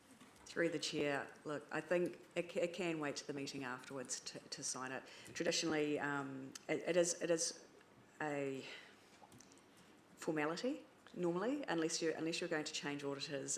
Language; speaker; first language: English; native; English